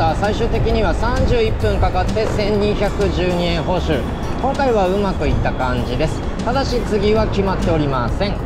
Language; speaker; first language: Japanese; native; Japanese